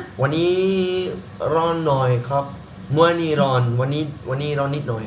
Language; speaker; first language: Thai; non-native, learner; Dutch